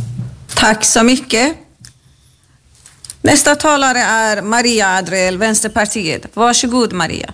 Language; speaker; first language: Swedish; native; Swedish